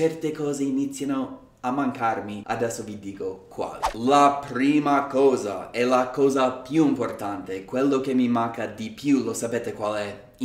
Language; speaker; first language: Italian; non-native, fluent; English